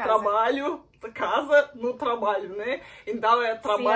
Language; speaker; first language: Portuguese; non-native, learner; Russian